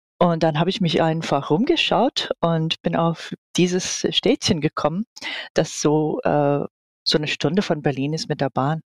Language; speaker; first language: German; non-native, fluent; English